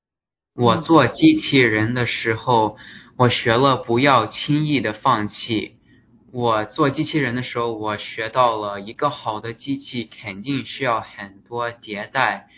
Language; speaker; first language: Chinese; early bilingual, heritage; Chinese